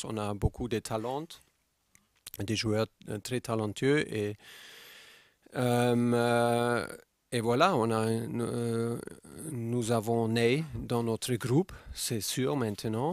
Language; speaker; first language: French; non-native, fluent; German